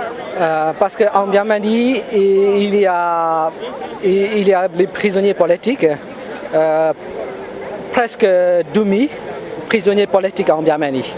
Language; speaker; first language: French; non-native, learner; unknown